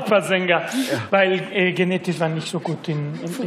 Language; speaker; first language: German; non-native, learner; Spanish